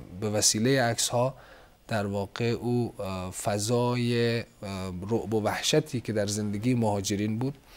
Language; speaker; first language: Persian; native; Persian